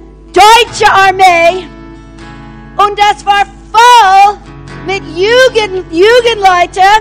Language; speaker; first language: German; non-native, fluent; English